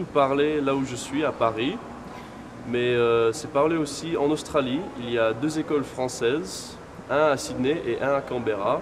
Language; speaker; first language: French; non-native, fluent; English